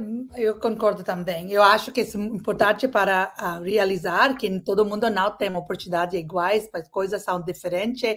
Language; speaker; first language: Portuguese; non-native, learner; English